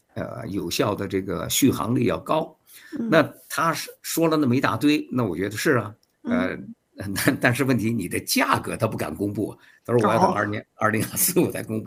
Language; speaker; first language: Chinese; native; Chinese